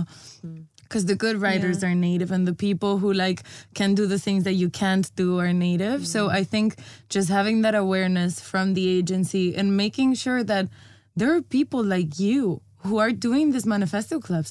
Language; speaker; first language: English; non-native, fluent; Spanish